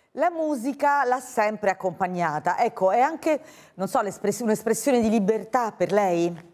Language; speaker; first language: Italian; native; Italian